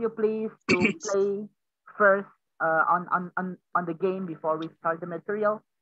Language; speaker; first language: English; non-native, learner; Indonesian